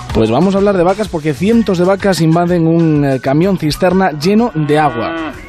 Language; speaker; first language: Spanish; native; Spanish